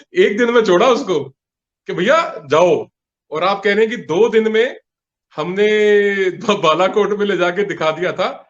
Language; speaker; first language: Hindi; non-native, local second language; Punjabi